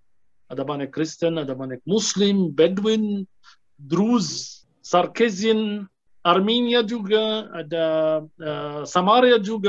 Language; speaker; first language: Indonesian; non-native, fluent; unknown